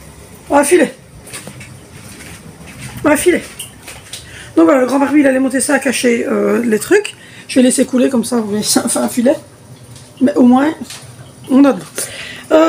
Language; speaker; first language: French; native; French